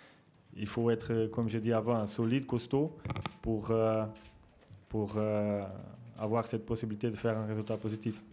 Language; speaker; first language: French; non-native, fluent; Portuguese